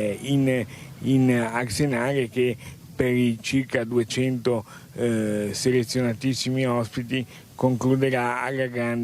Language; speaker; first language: Italian; native; Italian